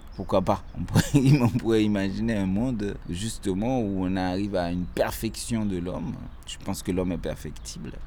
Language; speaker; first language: French; non-native, local second language; Haitian Creole